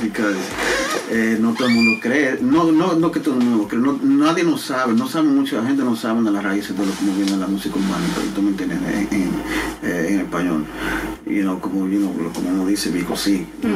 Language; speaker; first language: Spanish; native; Spanish